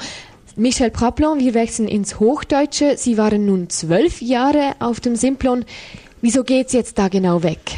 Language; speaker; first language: German; native; German